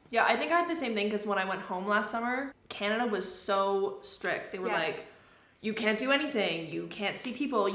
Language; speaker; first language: English; native; English